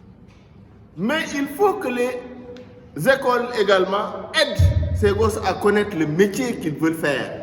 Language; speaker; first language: French; non-native, local second language; Wolof